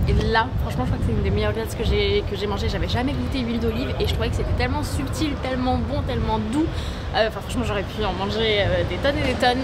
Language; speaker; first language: French; native; French